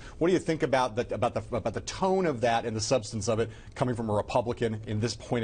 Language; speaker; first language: English; native; English